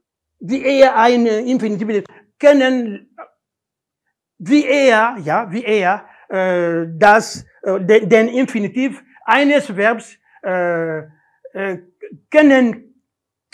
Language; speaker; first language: German; non-native, learner; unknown